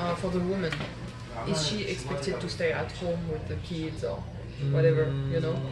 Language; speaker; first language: English; non-native, fluent; French